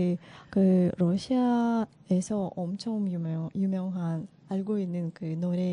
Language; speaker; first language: Korean; non-native, learner; Russian